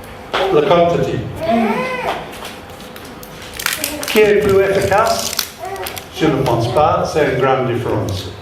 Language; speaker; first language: French; non-native, learner; English